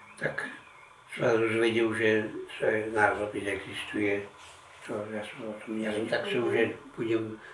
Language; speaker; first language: Slovak; native; Slovak